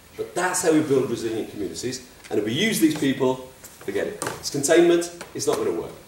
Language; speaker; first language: English; native; English